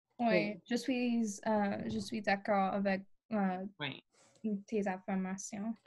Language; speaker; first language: French; non-native, learner; English